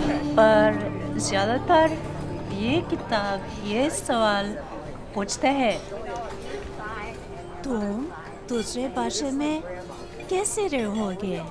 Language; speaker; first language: Hindi; non-native, learner; English